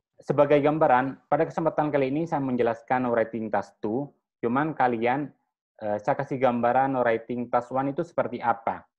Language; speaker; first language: Indonesian; non-native, local second language; Madurese